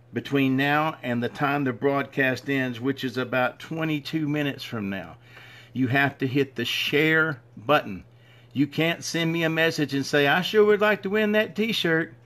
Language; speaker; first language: English; native; English